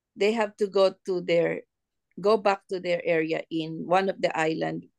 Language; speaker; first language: English; non-native, local second language; Filipino